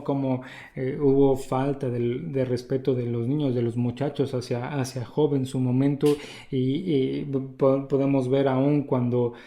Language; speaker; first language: Spanish; native; Spanish